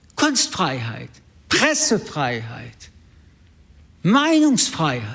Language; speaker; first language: German; early bilingual, other home language; French